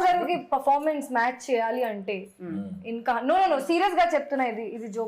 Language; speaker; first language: Telugu; non-native, fluent; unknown